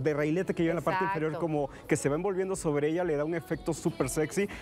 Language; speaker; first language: Spanish; native; Spanish